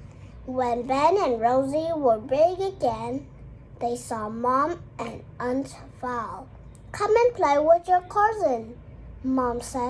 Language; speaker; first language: English; non-native, learner; Vietnamese